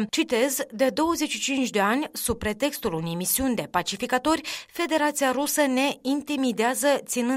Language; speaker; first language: Romanian; native; Romanian